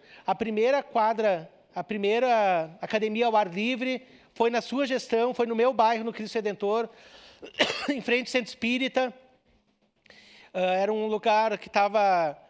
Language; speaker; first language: Portuguese; native; Portuguese